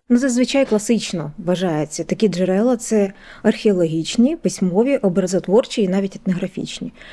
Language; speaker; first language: Ukrainian; native; Ukrainian